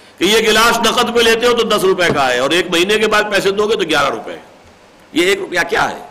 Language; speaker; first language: Urdu; native; Urdu